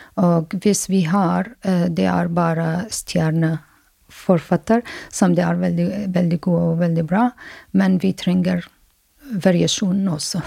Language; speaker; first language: Norwegian; non-native, learner; Arabic